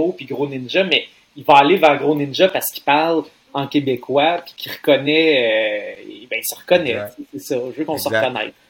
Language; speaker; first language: French; native; French